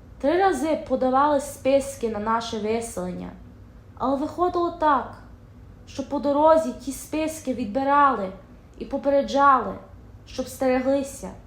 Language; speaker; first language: Ukrainian; early bilingual, heritage; Ukrainian